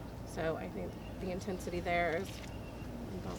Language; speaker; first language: English; native; English